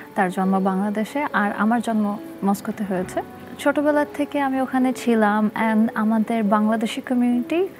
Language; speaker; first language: Bangla; early bilingual, heritage; Russian